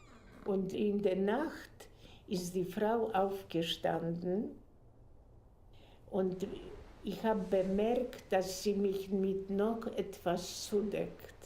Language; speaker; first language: German; non-native, fluent; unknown